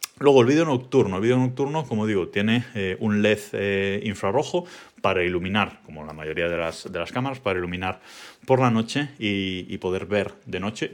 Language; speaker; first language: Spanish; native; Spanish